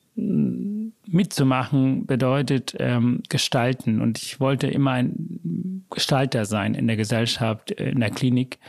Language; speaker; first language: German; early bilingual, other home language; Sinhala